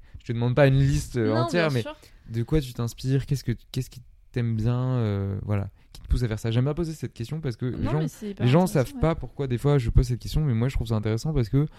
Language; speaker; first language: French; native; French